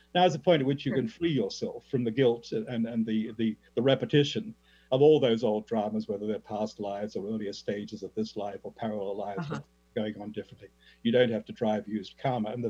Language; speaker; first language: English; native; English